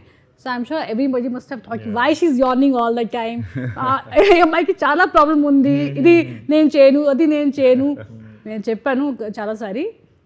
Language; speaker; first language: Telugu; non-native, learner; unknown